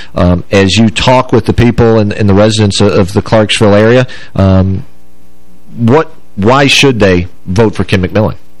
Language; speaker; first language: English; native; English